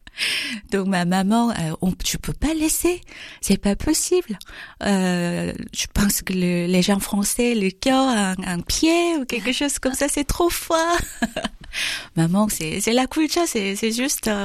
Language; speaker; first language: French; non-native, fluent; Korean